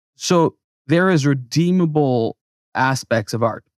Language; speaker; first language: English; native; English